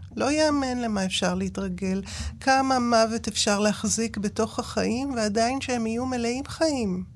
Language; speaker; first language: Hebrew; native; Hebrew